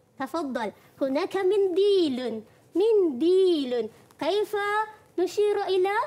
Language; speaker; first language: Arabic; non-native, fluent; Malay